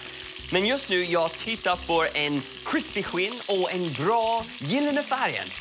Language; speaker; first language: Swedish; non-native, learner; English